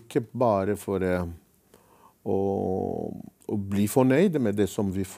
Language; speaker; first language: Norwegian; non-native, fluent; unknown